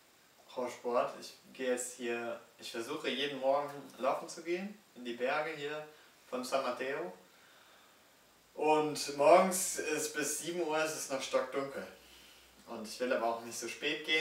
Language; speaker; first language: German; native; German